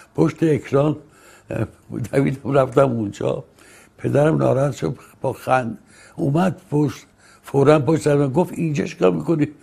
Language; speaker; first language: Persian; native; Persian